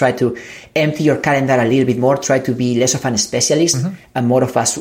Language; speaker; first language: English; non-native, fluent; Spanish